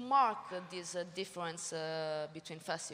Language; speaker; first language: English; non-native, learner; Italian